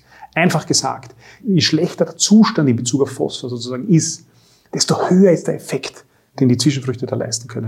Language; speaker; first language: German; native; German